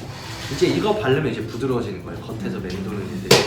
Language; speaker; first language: Korean; native; Korean